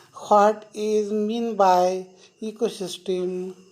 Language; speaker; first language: English; non-native, local second language; Marathi